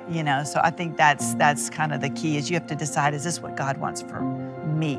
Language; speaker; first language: English; native; English